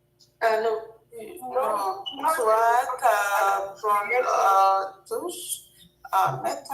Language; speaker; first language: French; non-native, learner; English